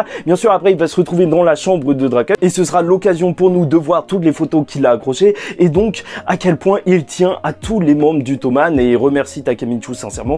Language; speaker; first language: French; native; French